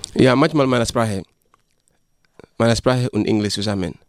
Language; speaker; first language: German; non-native, learner; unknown